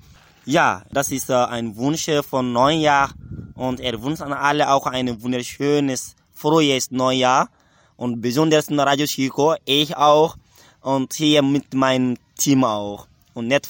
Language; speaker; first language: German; non-native, learner; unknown